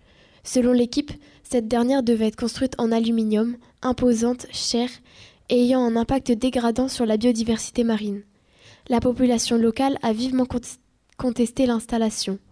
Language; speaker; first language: French; native; French